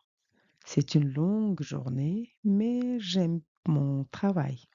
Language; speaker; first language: French; non-native, fluent; Mongolian